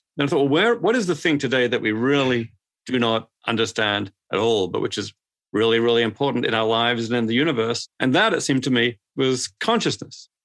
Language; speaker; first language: English; native; English